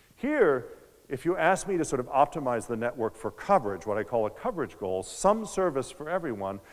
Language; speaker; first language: English; native; English